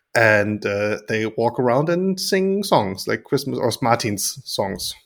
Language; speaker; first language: English; non-native, fluent; German